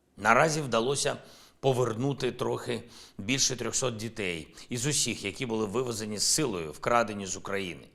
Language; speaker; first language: Ukrainian; non-native, local second language; Russian